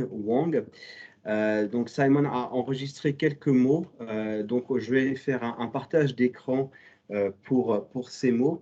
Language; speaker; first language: French; native; French